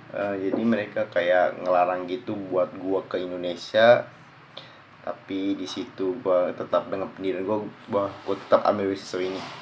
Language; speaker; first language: Indonesian; early bilingual, heritage; Indonesian